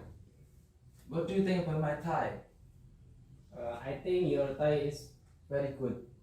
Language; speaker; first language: English; non-native, learner; Indonesian